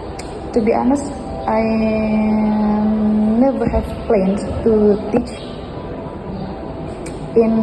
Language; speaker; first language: English; non-native, fluent; Indonesian